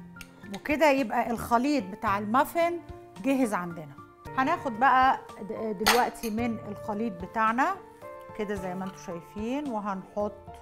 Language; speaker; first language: Arabic; native; Arabic